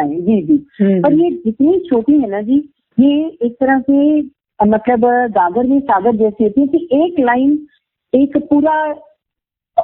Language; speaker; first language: Hindi; native; Hindi